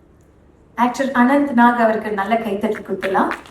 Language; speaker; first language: Tamil; native; Tamil